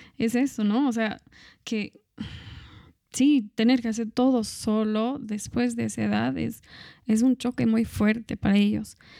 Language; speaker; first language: Spanish; non-native, fluent; English